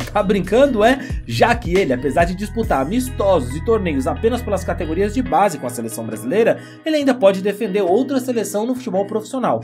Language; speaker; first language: Portuguese; native; Portuguese